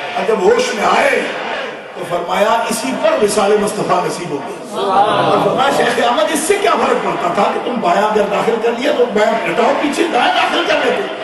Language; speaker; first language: Urdu; native; Urdu